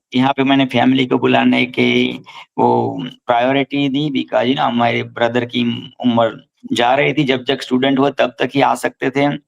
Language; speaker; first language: Hindi; non-native, local second language; Gujarati